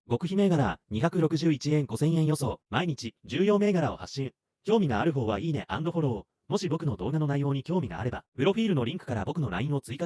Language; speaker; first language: Japanese; native; Japanese